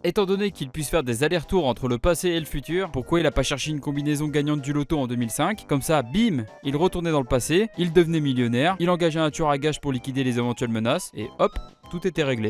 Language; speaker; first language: French; native; French